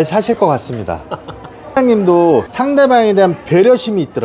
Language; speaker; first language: Korean; native; Korean